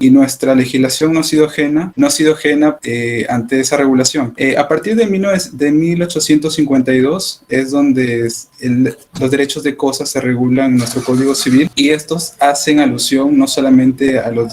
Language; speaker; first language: Spanish; native; Spanish